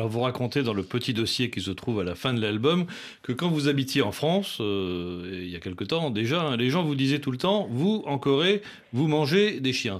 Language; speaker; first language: French; native; French